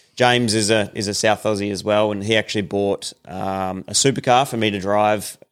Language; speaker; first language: English; native; English